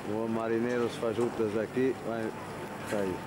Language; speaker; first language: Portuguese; non-native, learner; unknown